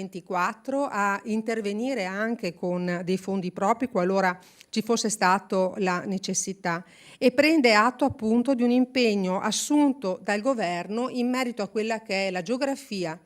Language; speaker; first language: Italian; native; Italian